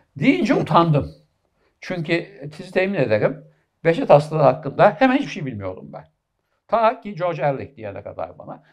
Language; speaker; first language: Turkish; native; Turkish